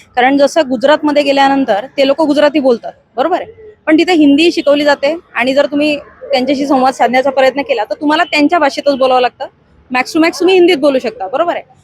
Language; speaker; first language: Marathi; non-native, local second language; Hindi